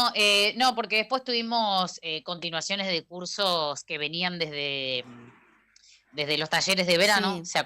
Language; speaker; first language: Spanish; native; Spanish